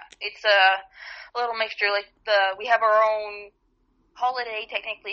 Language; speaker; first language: English; non-native, fluent; French